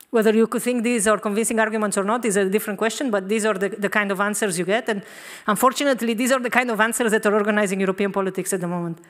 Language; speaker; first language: English; non-native, fluent; Romanian